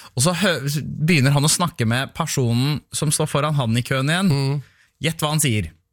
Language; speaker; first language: Norwegian; native; Norwegian